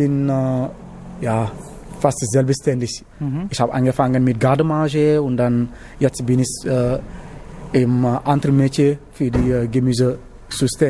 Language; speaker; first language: German; non-native, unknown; Wolof